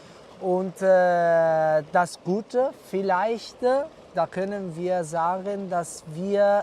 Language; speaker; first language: German; non-native, fluent; Italian